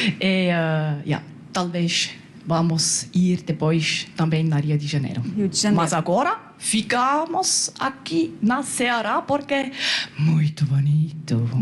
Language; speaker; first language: Portuguese; non-native, learner; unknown